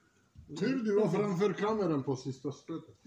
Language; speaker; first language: Swedish; non-native, fluent; Turkish